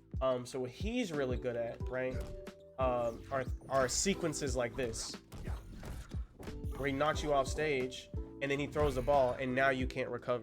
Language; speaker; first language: English; native; English